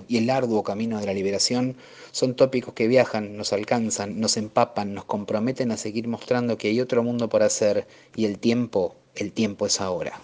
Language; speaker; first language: Spanish; native; Spanish